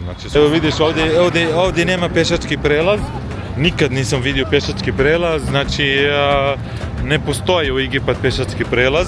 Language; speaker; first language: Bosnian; early bilingual, heritage; Bosnian